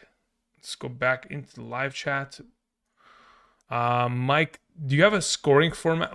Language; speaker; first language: English; native; English